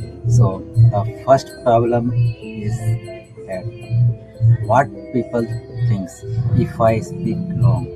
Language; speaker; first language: English; non-native, learner; Hindi